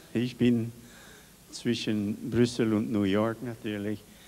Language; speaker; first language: German; non-native, learner; French